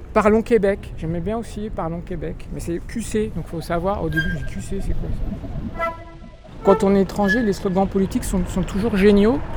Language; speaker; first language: French; native; French